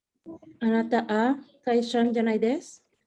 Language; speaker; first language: Japanese; non-native, learner; Spanish